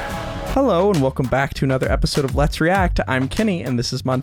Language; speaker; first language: English; native; English